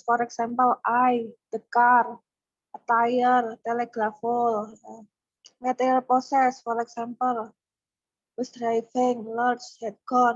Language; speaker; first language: English; non-native, fluent; Indonesian